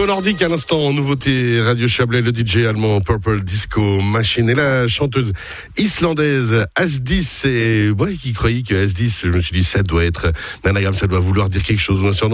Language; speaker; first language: French; native; French